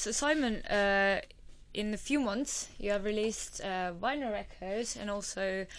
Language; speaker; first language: English; non-native, fluent; Estonian